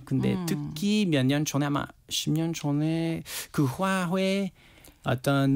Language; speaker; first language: Korean; non-native, learner; French